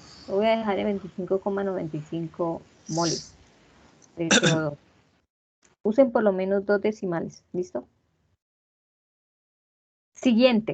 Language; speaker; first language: Spanish; native; Spanish